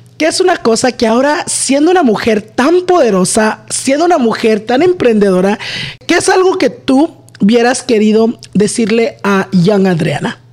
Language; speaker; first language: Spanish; early bilingual, heritage; Spanish